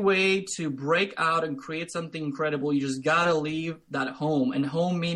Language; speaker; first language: English; non-native, fluent; Latvian